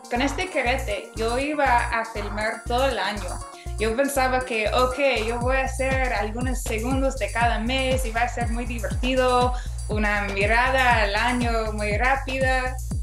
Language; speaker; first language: Spanish; non-native, fluent; English